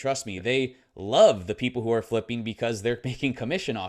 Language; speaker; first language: English; native; English